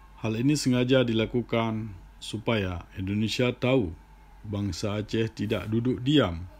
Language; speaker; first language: Malay; non-native, local second language; Achinese